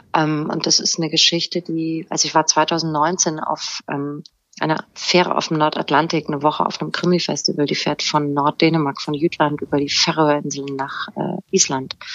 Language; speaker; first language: German; native; German